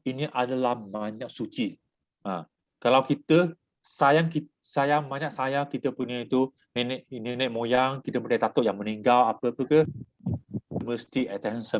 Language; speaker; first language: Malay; non-native, local second language; Chinese